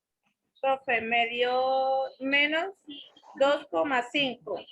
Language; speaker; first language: Spanish; native; Spanish